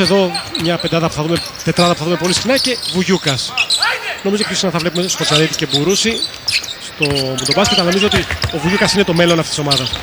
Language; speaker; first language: Greek; native; Greek